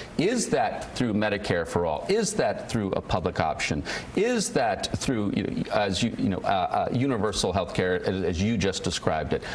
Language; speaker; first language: English; native; English